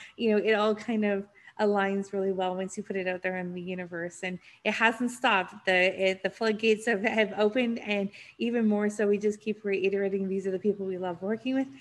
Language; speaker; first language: English; native; English